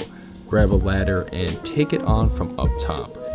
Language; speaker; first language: English; native; English